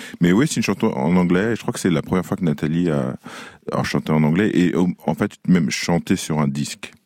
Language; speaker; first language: French; native; French